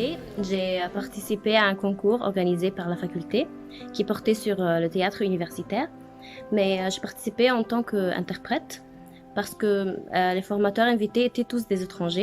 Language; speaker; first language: French; non-native, fluent; Arabic